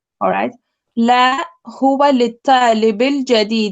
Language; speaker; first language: Arabic; non-native, learner; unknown